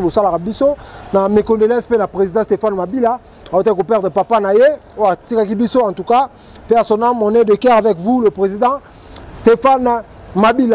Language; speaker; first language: French; non-native, local second language; Lingala